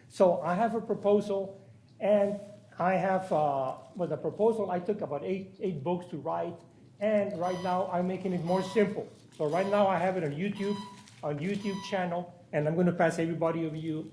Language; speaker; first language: English; non-native, fluent; Spanish